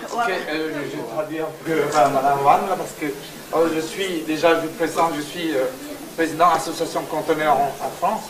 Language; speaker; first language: French; non-native, learner; Chinese